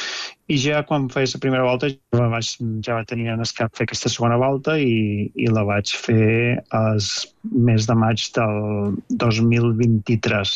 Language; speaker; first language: Catalan; native; Catalan